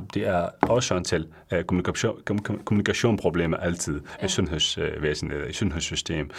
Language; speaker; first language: Danish; non-native, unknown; Arabic